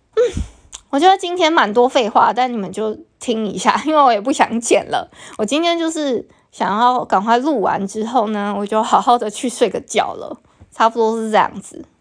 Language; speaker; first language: Chinese; non-native, local second language; Min Nan Chinese